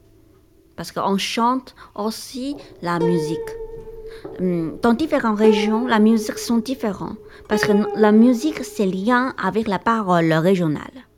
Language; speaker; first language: French; non-native, learner; Chinese